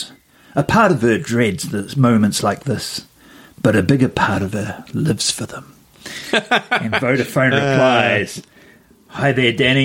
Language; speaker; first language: English; native; English